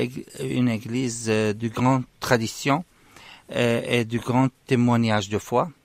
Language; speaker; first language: French; non-native, fluent; Arabic